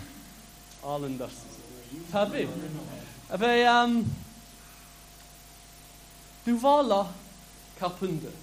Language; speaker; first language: Turkish; non-native, fluent; English